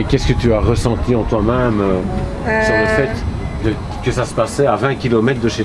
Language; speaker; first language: French; native; French